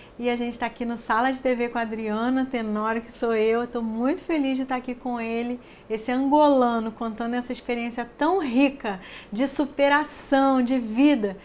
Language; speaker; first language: Portuguese; native; Portuguese